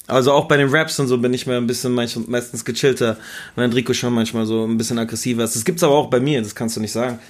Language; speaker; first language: German; early bilingual, other home language; Spanish